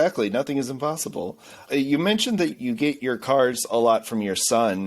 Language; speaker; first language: English; native; English